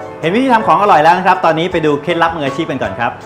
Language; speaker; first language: Thai; native; Thai